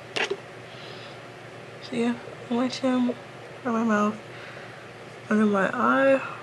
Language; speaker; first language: English; native; English